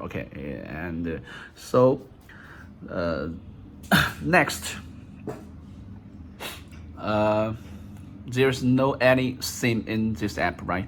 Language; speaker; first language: English; non-native, learner; Chinese